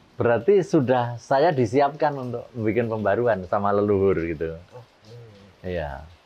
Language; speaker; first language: Indonesian; native; Indonesian